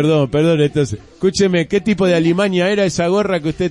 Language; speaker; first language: Spanish; native; Spanish